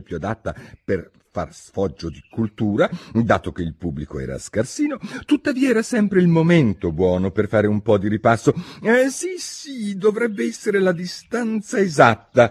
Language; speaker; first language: Italian; native; Italian